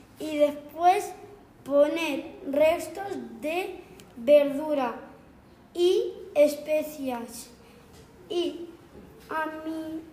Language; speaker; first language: Spanish; non-native, learner; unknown